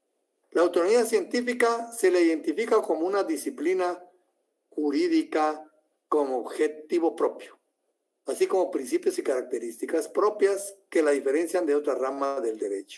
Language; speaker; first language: Spanish; native; Spanish